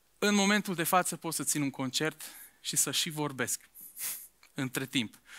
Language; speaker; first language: Romanian; non-native, local second language; Hungarian